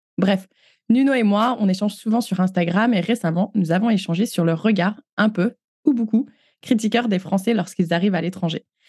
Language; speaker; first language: French; native; French